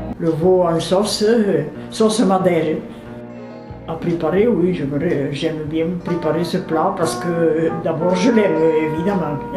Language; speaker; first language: French; early bilingual, other home language; Polish